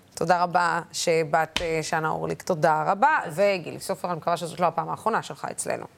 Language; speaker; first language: Hebrew; non-native, local second language; Arabic